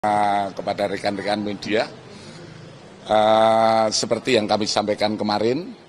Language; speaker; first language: Indonesian; native; Indonesian